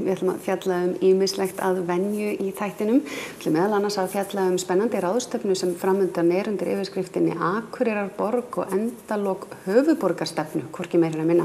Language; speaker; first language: Icelandic; native; Icelandic